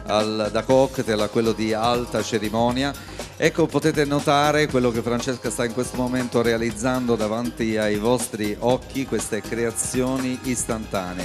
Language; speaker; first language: Italian; native; Italian